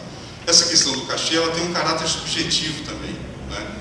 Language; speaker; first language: Portuguese; native; Portuguese